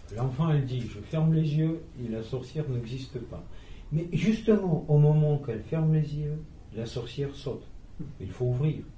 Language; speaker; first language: French; non-native, fluent; Russian